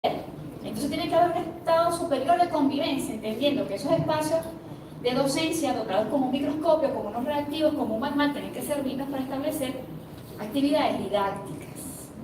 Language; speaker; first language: Spanish; native; Spanish